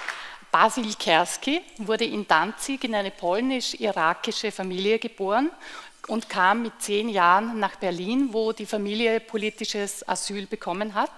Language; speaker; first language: German; native; German